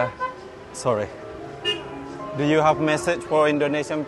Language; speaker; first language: English; non-native, learner; Indonesian